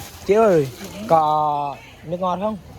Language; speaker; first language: Vietnamese; non-native, learner; Thai